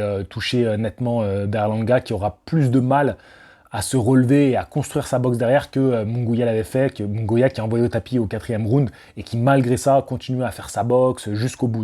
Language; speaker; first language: French; native; French